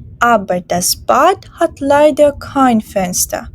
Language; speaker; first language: German; non-native, fluent; Ukrainian